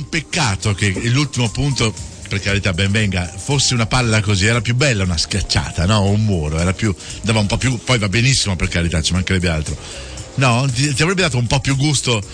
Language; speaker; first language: Italian; native; Italian